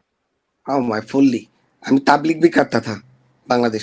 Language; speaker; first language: Hindi; non-native, learner; Bangla